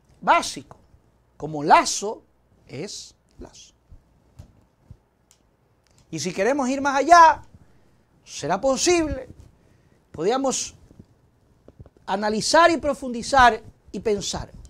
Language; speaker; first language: Spanish; native; Spanish